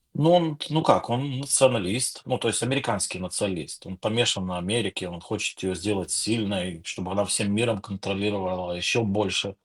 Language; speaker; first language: Russian; non-native, local second language; Ukrainian